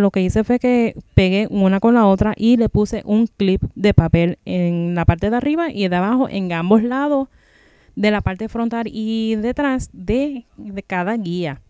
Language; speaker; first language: Spanish; native; Spanish